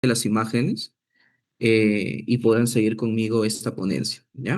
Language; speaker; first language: Spanish; native; Spanish